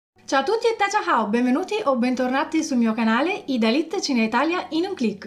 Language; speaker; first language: Italian; native; Italian